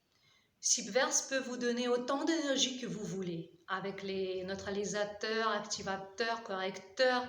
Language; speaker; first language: French; non-native, fluent; Russian